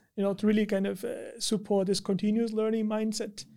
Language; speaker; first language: English; non-native, fluent; Portuguese